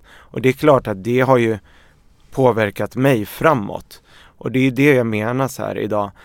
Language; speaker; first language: Swedish; early bilingual, other home language; Arabic